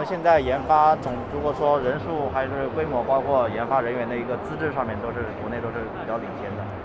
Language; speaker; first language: Chinese; native; Chinese